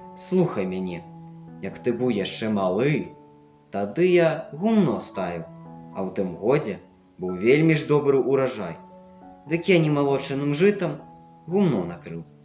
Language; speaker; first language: Belarusian; native; Belarusian